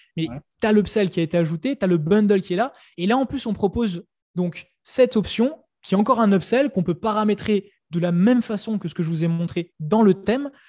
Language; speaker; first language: French; native; French